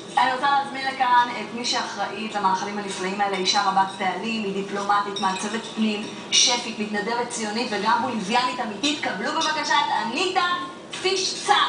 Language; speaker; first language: Hebrew; native; Hebrew